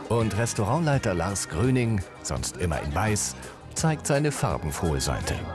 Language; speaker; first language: German; native; German